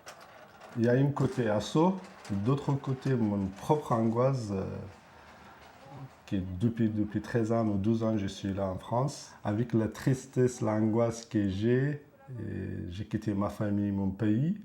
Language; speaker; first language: French; non-native, fluent; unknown